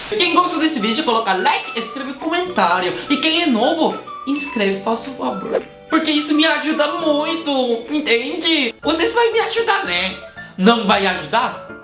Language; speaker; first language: Portuguese; non-native, fluent; Korean